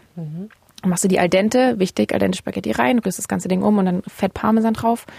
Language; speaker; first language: German; native; German